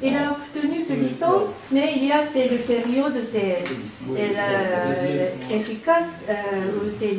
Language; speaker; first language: French; non-native, learner; Japanese